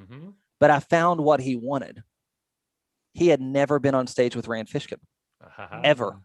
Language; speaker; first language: English; native; English